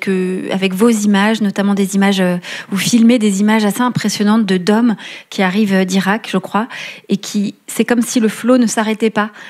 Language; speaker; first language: French; native; French